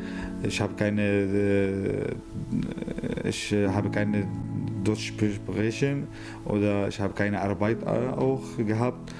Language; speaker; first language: German; non-native, learner; Arabic